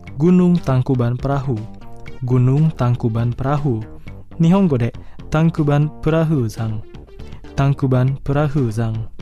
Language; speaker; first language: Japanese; non-native, fluent; Indonesian